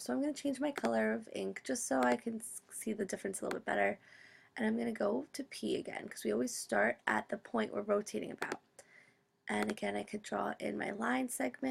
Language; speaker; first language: English; native; English